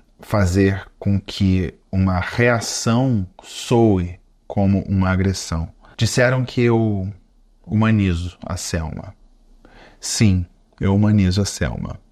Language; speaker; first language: Portuguese; native; Portuguese